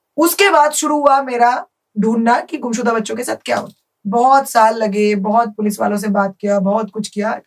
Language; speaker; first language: Hindi; non-native, local second language; Bangla